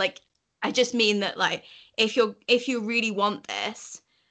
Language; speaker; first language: English; native; English